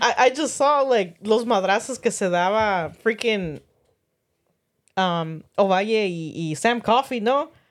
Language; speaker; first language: Spanish; early bilingual, heritage; Spanish